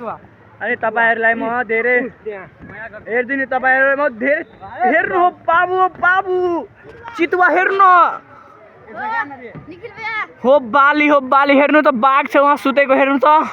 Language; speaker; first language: Nepali; non-native, local second language; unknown